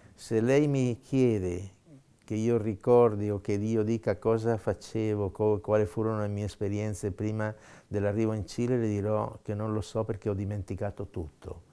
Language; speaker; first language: Italian; native; Italian